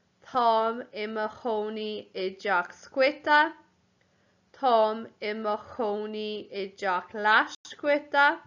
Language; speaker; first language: Irish; non-native, local second language; English